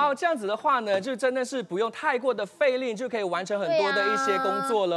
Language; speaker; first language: Chinese; native; Chinese